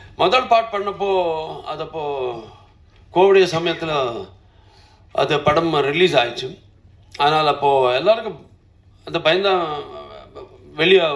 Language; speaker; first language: Tamil; non-native, local second language; Telugu